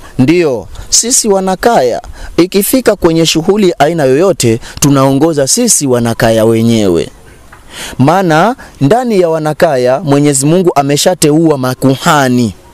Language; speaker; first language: Swahili; native; Swahili